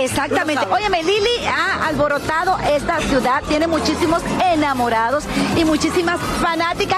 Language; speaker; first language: Spanish; native; Spanish